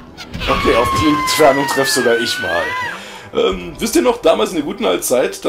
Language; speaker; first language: German; native; German